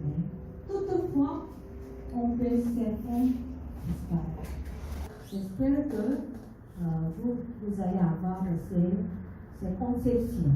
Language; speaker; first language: French; non-native, learner; Korean